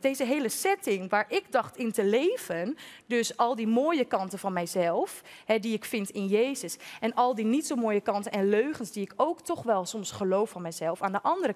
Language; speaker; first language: Dutch; native; Dutch